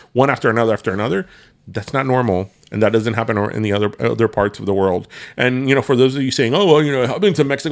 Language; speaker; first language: English; early bilingual, other home language; Spanish